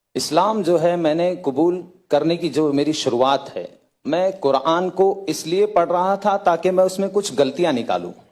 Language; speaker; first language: Hindi; native; Hindi